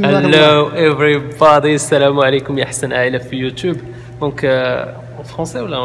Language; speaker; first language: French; non-native, local second language; Arabic